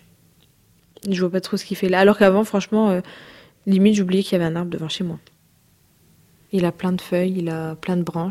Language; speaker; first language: French; native; French